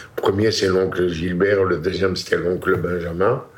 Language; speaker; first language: French; native; French